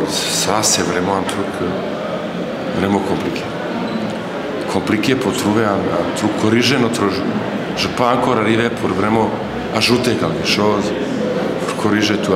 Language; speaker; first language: French; non-native, learner; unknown